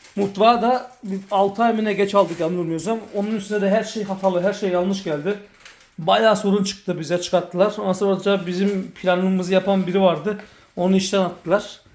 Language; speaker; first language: Turkish; early bilingual, heritage; Turkish